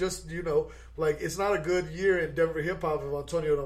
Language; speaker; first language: English; native; English